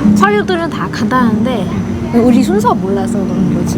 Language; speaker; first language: Korean; non-native, fluent; Vietnamese